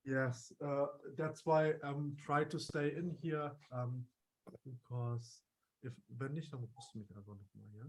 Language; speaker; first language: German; early bilingual, other home language; Urdu